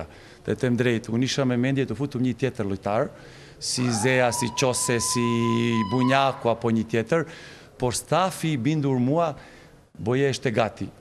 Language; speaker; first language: Albanian; non-native, learner; Serbian